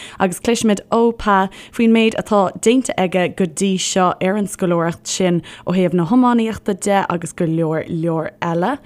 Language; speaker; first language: Irish; native; Irish